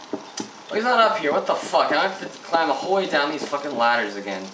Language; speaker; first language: English; native; English